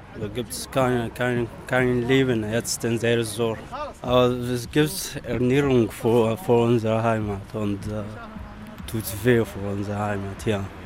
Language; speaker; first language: German; non-native, learner; Arabic